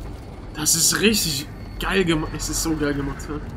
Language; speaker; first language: German; native; German